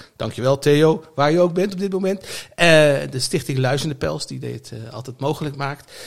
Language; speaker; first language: Dutch; native; Dutch